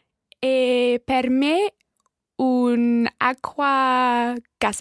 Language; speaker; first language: Italian; non-native, learner; English